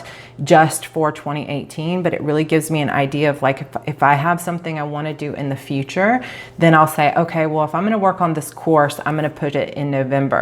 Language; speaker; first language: English; native; English